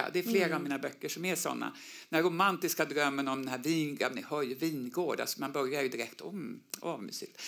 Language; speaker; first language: Swedish; native; Swedish